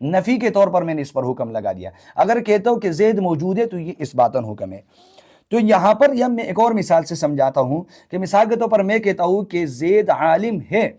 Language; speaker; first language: Urdu; non-native, local second language; Pashto